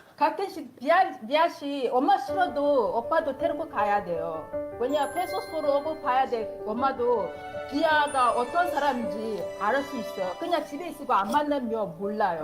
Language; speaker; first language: Korean; non-native, learner; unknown